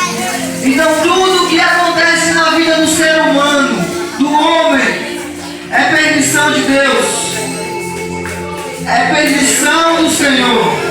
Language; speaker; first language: Portuguese; native; Portuguese